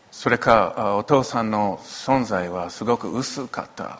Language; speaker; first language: Japanese; non-native, local second language; English